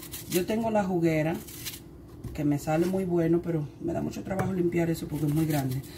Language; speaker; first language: Spanish; native; Spanish